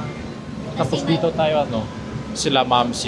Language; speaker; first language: Filipino; non-native, learner; Korean